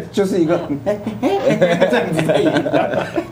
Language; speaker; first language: Chinese; native; Chinese